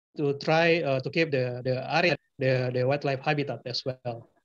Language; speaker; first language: English; non-native, fluent; Indonesian